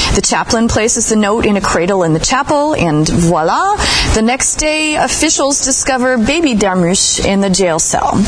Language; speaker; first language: English; native; English